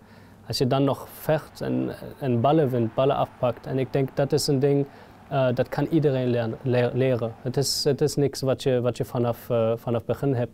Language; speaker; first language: Dutch; non-native, fluent; German